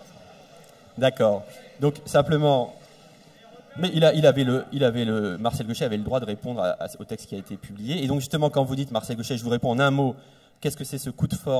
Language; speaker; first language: French; native; French